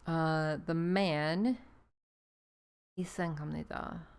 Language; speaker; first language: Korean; non-native, learner; English